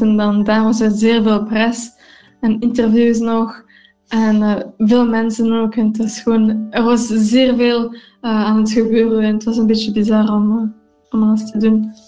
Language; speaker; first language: Dutch; non-native, local second language; English